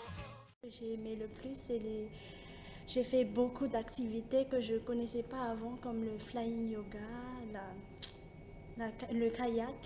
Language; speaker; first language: French; non-native, local second language; Malagasy